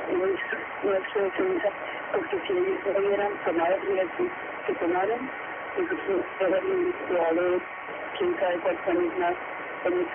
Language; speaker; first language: Spanish; native; Spanish